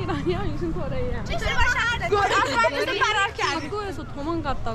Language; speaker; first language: Korean; non-native, learner; Persian